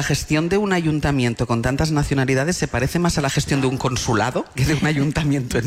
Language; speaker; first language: Spanish; native; Spanish